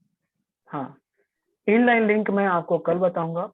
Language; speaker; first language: Hindi; native; Hindi